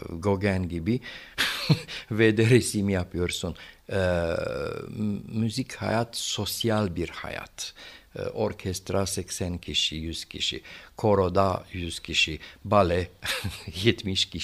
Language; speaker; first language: Turkish; non-native, fluent; Romanian